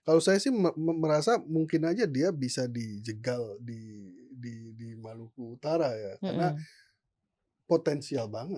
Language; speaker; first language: Indonesian; native; Indonesian